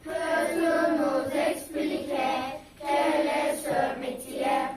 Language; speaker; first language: French; non-native, learner; Turkish